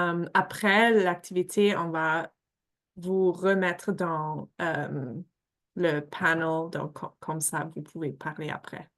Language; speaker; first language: French; non-native, fluent; English